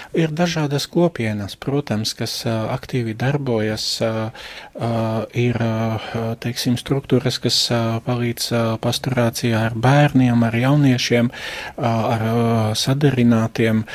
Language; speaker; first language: Latvian; non-native, fluent; Slovak